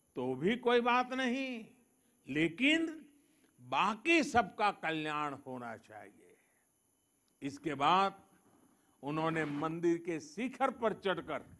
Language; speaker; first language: Hindi; non-native, local second language; Gujarati